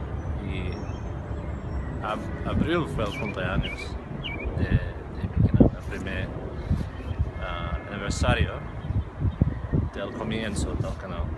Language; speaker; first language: Spanish; non-native, learner; English